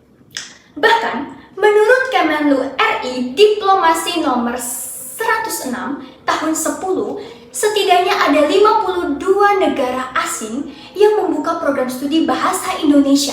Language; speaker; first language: Indonesian; native; Indonesian